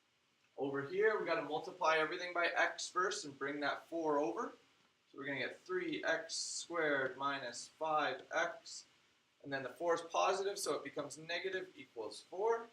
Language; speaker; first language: English; native; English